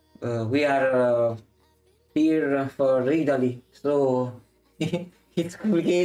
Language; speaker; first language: English; non-native, learner; Italian